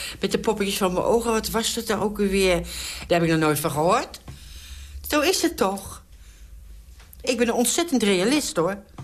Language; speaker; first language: Dutch; native; Dutch